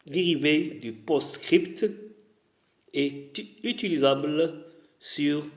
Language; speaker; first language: French; non-native, local second language; Arabic